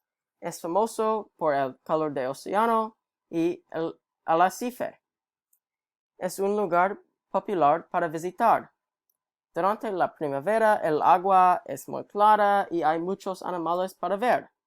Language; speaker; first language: Spanish; non-native, learner; English